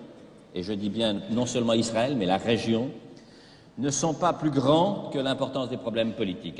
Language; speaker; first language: French; native; French